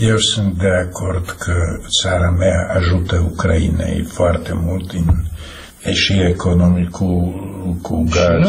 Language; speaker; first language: Romanian; non-native, fluent; Slovak